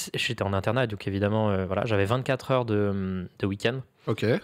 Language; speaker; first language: French; native; French